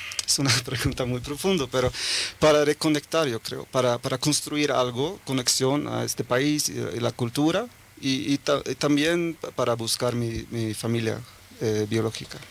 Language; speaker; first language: Spanish; early bilingual, heritage; Norwegian